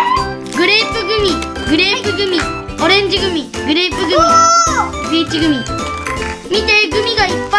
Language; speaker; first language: Japanese; native; Japanese